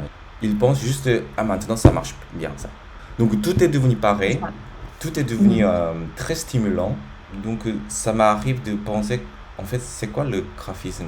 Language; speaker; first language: French; native; French